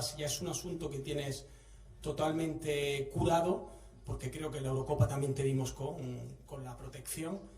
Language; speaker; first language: Spanish; native; Spanish